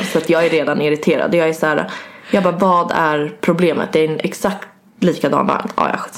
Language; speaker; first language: Swedish; native; Swedish